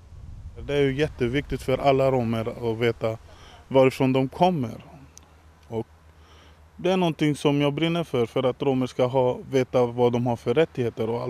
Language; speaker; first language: Swedish; early bilingual, other home language; Romany